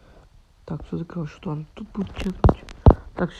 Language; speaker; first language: Russian; native; Russian